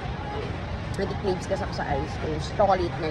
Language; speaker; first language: Filipino; native; Filipino